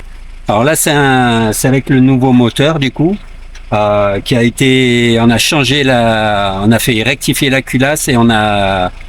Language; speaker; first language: French; native; French